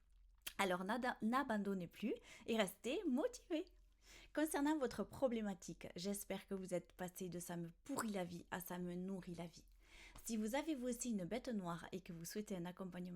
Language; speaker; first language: French; native; French